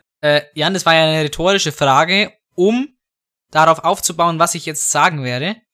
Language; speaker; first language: German; native; German